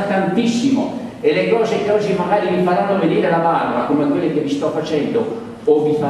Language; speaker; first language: Italian; native; Italian